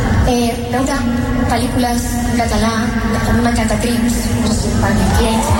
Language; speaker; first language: Catalan; non-native, local second language; Spanish